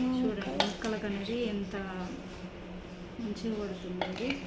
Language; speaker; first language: Telugu; native; Telugu